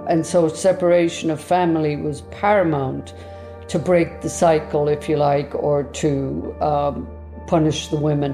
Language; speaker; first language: English; native; English